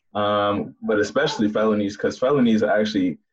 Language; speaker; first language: English; native; English